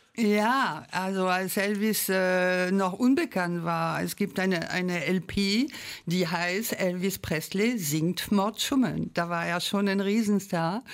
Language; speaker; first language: German; non-native, fluent; French